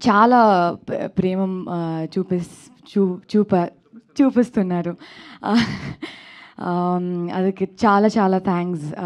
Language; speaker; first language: Telugu; non-native, learner; Kannada